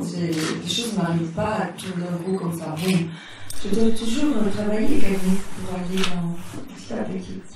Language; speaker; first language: French; non-native, fluent; Italian